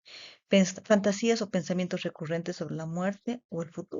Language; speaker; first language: Spanish; native; Spanish